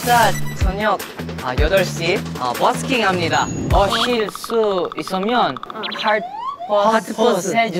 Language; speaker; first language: Korean; non-native, learner; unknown